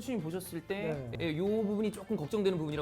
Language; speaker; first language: Korean; native; Korean